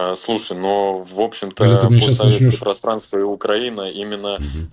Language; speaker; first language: Russian; native; Russian